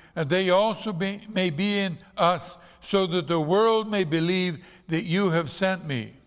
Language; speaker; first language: English; non-native, fluent; Portuguese